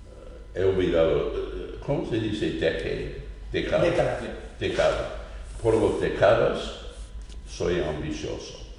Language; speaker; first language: Spanish; non-native, fluent; English